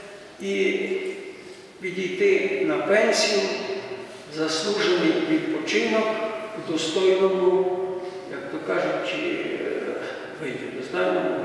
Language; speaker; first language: Ukrainian; native; Ukrainian